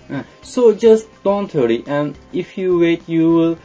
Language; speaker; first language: English; non-native, fluent; Turkish